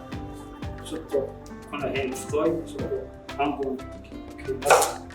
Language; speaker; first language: Japanese; non-native, learner; Arabic